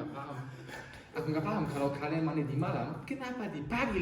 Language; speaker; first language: Indonesian; non-native, learner; German